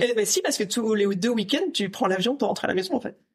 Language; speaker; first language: French; native; French